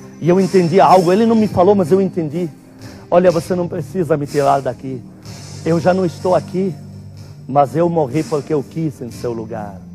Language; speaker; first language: Portuguese; non-native, fluent; Arabic